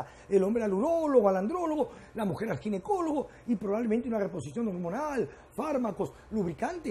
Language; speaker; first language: Spanish; native; Spanish